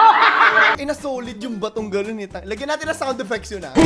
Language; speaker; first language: Filipino; native; Filipino